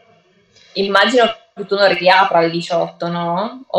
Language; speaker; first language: Italian; native; Italian